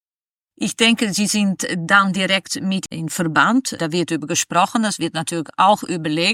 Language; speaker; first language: German; non-native, fluent; Dutch